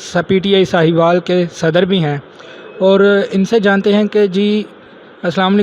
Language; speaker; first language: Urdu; non-native, local second language; Punjabi